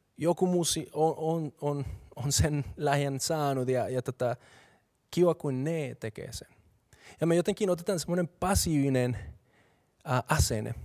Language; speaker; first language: Finnish; non-native, fluent; Spanish